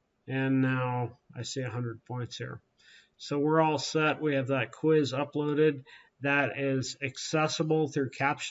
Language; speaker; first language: English; native; English